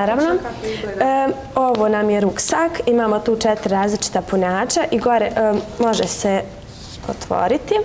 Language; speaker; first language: Bosnian; native; Bosnian